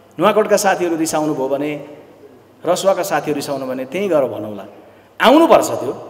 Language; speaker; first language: Nepali; native; Nepali